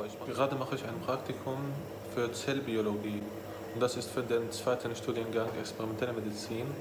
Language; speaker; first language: German; non-native, fluent; Arabic